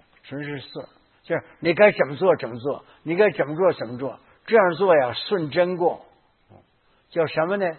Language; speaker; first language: Chinese; native; Chinese